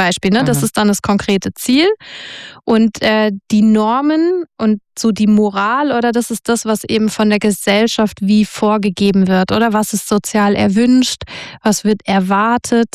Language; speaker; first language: German; native; German